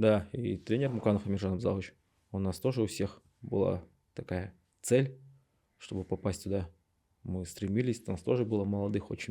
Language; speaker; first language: Russian; native; Russian